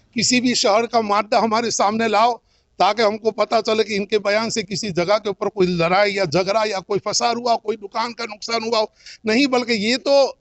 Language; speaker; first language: Hindi; non-native, local second language; Gujarati